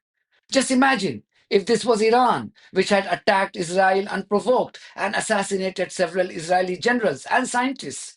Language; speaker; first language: English; non-native, local second language; Hindi